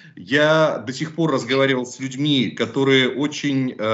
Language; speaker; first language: Russian; native; Russian